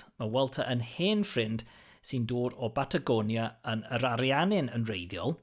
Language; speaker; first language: Welsh; non-native, local second language; English